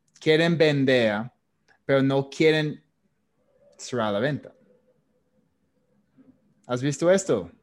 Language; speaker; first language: Spanish; non-native, fluent; English